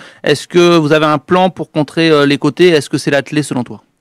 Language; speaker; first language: French; native; French